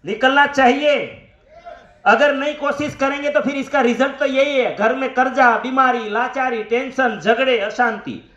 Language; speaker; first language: Hindi; non-native, local second language; Gujarati